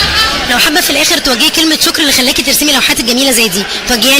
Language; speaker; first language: Arabic; native; Arabic